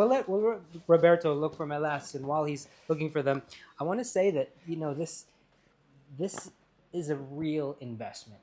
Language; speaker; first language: English; early bilingual, heritage; English